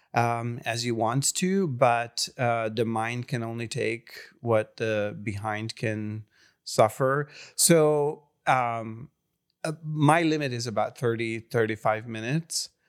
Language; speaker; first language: English; non-native, fluent; Hungarian